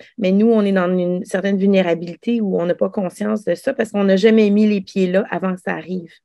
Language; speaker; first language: French; early bilingual, other home language; Lao